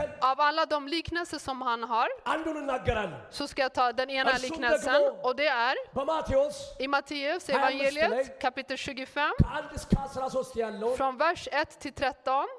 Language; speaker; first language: Swedish; non-native, fluent; Amharic